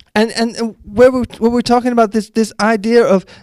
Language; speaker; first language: English; native; English